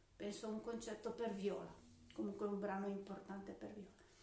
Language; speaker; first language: Italian; non-native, fluent; Czech